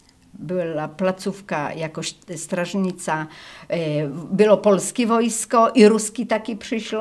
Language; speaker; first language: Czech; early bilingual, heritage; Czech